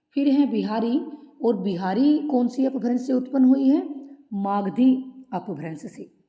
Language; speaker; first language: Hindi; native; Hindi